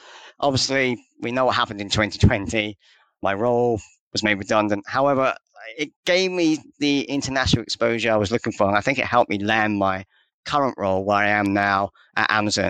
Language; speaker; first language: English; native; English